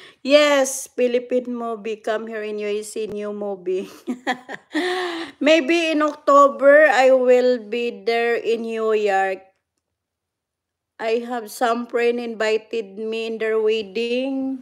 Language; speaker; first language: English; non-native, local second language; Cebuano